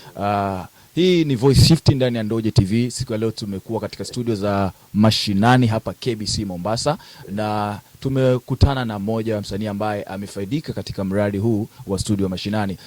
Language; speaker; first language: Swahili; native; Swahili